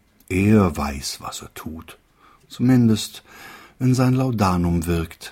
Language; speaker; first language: German; native; German